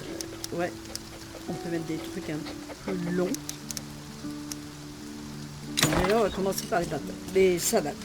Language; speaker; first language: French; native; French